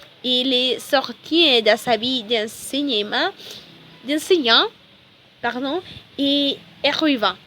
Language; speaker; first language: French; non-native, learner; Spanish